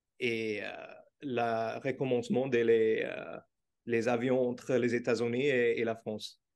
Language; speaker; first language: French; non-native, fluent; Portuguese